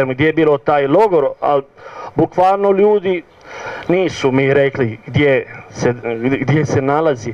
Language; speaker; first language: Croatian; non-native, learner; Italian